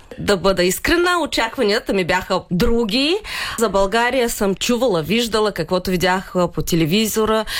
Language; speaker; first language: Bulgarian; early bilingual, heritage; Bulgarian